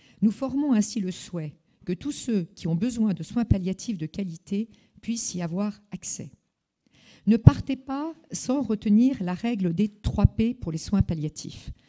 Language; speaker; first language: French; native; French